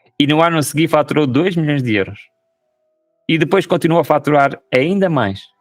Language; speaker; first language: Portuguese; native; Portuguese